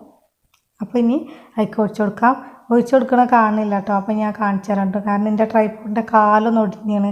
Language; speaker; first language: Malayalam; native; Malayalam